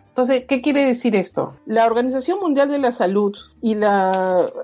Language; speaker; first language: Spanish; native; Spanish